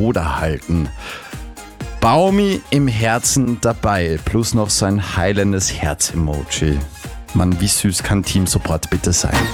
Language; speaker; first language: German; native; German